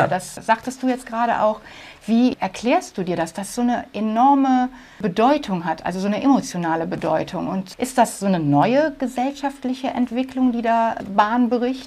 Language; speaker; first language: German; native; German